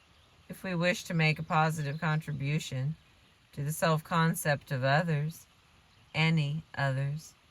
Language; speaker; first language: English; native; English